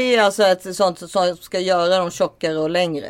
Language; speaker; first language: Swedish; native; Swedish